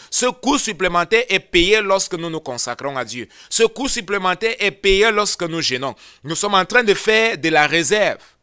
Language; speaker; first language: French; non-native, local second language; Lingala